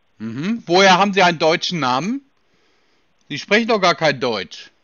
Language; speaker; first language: German; native; German